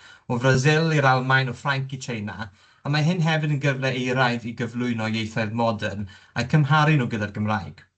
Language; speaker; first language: Welsh; native; Welsh